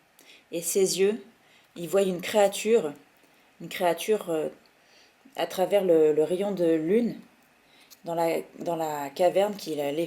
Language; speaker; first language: French; native; French